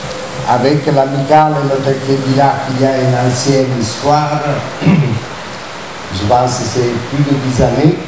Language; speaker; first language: French; non-native, fluent; Italian